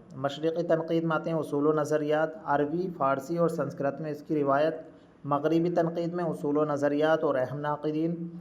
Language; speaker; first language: Urdu; native; Urdu